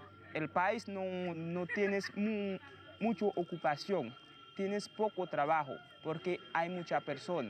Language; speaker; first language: Spanish; non-native, learner; Haitian Creole